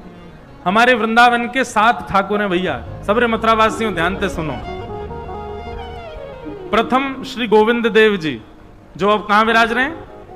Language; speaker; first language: Hindi; native; Hindi